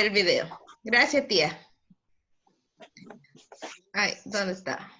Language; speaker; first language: Spanish; native; Spanish